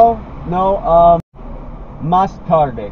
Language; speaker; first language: Spanish; non-native, learner; English